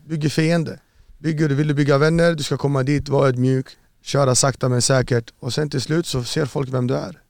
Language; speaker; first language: Swedish; early bilingual, other home language; Arabic